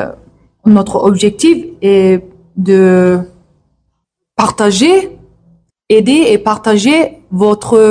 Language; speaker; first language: French; non-native, learner; English